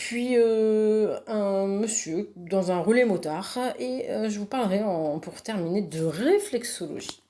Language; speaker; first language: French; native; French